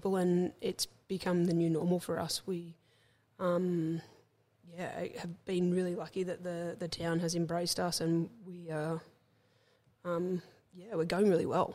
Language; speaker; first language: English; native; English